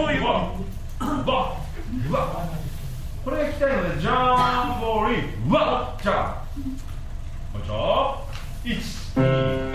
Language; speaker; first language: Japanese; native; Japanese